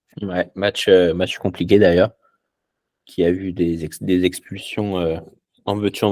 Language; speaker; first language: French; native; French